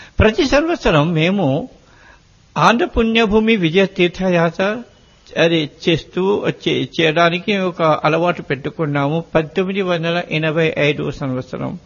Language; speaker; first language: Telugu; non-native, fluent; Morisyen